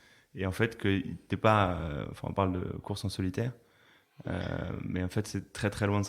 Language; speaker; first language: French; native; French